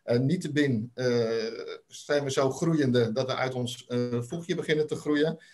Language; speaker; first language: Dutch; native; Dutch